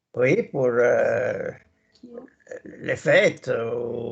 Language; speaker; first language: French; non-native, learner; Italian